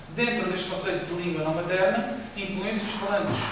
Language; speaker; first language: Portuguese; native; Portuguese